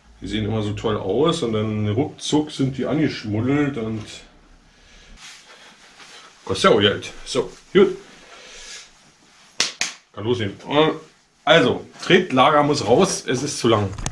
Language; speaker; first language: German; native; German